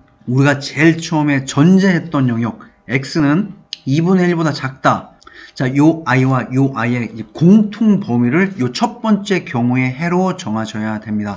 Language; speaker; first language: Korean; native; Korean